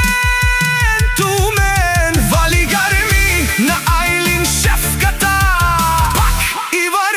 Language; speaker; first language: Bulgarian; non-native, local second language; Romany